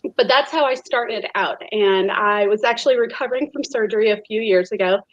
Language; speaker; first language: English; native; English